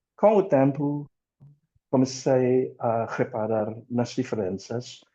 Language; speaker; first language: Portuguese; non-native, fluent; Indonesian